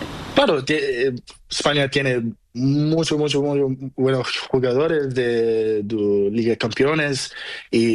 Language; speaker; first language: Spanish; non-native, learner; Portuguese